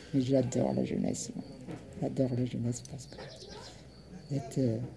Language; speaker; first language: French; early bilingual, other home language; Italian